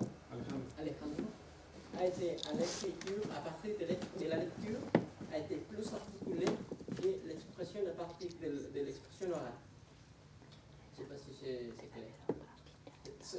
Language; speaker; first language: French; non-native, learner; Spanish